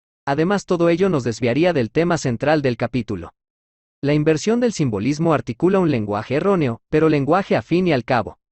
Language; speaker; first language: Spanish; native; Spanish